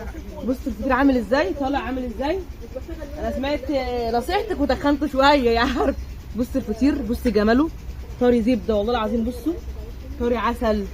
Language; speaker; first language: Arabic; native; Arabic